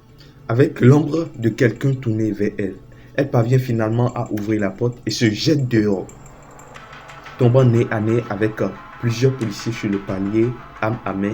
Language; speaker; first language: French; native; French